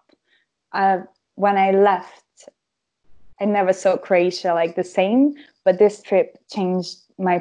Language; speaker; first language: English; non-native, fluent; Croatian